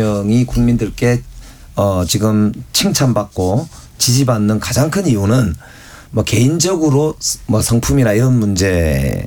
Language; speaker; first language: Korean; native; Korean